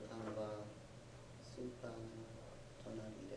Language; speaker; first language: Japanese; non-native, learner; English